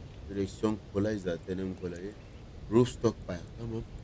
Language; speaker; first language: Turkish; native; Turkish